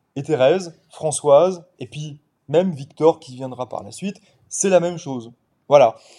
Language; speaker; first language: French; native; French